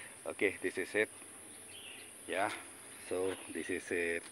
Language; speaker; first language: English; non-native, learner; Indonesian